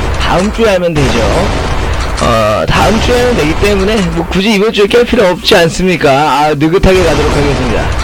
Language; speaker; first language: Korean; native; Korean